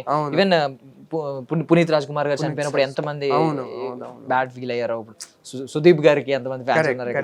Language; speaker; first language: Telugu; native; Telugu